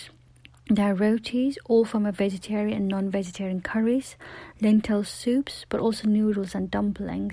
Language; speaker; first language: English; non-native, local second language; Nepali